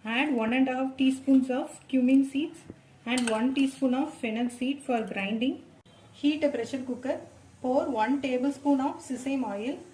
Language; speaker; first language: English; non-native, local second language; Tamil